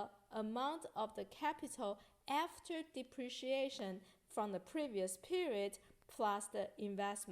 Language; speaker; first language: English; non-native, fluent; Chinese